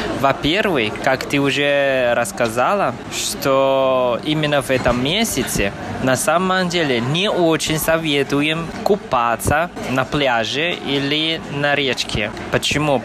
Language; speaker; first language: Russian; non-native, fluent; Chinese